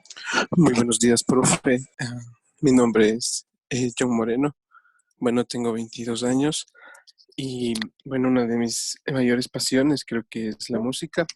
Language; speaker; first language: Spanish; native; Spanish